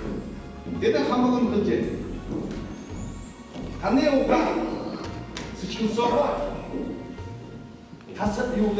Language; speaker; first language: Mongolian; non-native, learner; Buriat